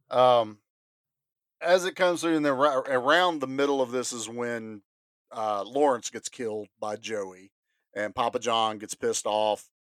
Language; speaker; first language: English; native; English